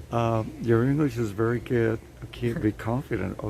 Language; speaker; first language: English; non-native, fluent; Spanish